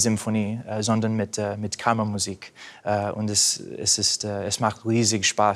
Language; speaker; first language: German; non-native, fluent; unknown